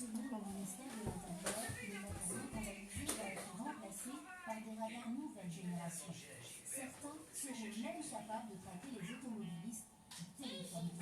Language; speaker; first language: French; native; French